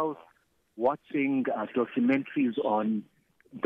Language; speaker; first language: English; non-native, local second language; Xhosa